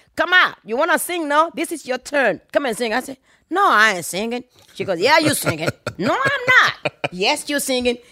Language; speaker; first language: English; non-native, fluent; Fon